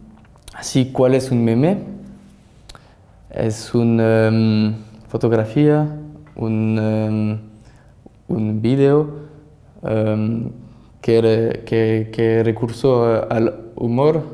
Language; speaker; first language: Spanish; non-native, learner; French